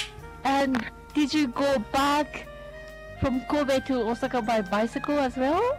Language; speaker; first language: English; non-native, learner; Japanese